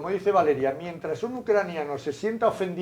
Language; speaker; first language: Spanish; native; Spanish